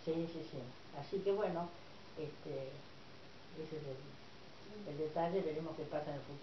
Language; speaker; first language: Spanish; native; Spanish